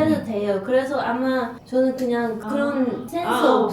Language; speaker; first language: Korean; non-native, fluent; Dutch